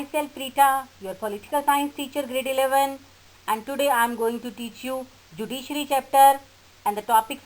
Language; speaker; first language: English; non-native, local second language; Hindi